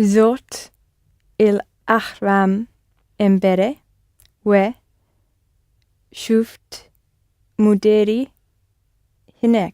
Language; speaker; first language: Arabic; non-native, learner; English